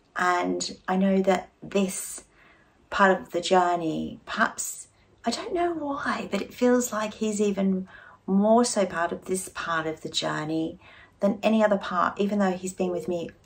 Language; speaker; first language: English; native; English